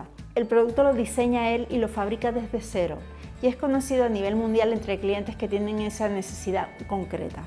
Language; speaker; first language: Spanish; native; Spanish